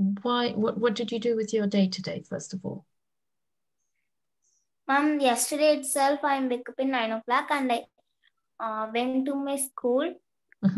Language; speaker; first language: English; non-native, learner; Tamil